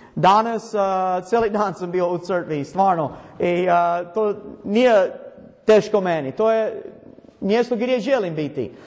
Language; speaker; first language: Croatian; non-native, learner; English